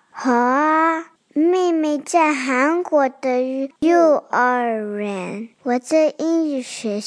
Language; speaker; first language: Chinese; early bilingual, heritage; Chinese